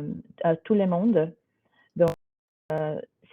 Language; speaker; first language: French; non-native, fluent; Portuguese